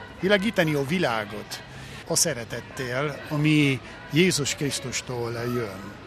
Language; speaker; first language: Hungarian; non-native, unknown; Italian